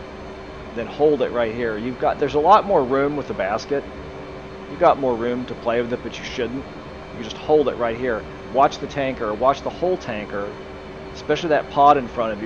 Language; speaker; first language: English; native; English